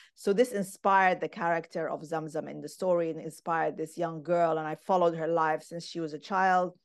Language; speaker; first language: English; non-native, fluent; Arabic